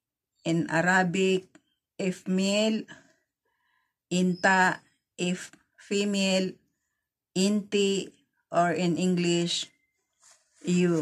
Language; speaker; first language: English; non-native, fluent; Filipino